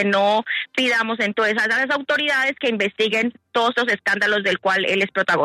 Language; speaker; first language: Spanish; native; Spanish